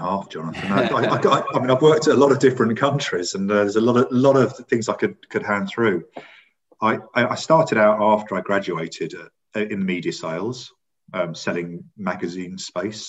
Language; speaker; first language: English; native; English